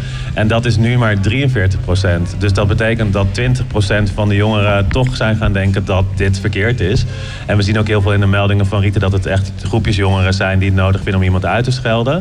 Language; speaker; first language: Dutch; native; Dutch